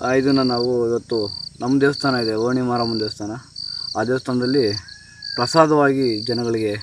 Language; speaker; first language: Kannada; native; Kannada